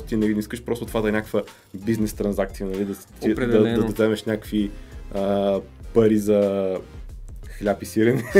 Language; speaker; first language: Bulgarian; native; Bulgarian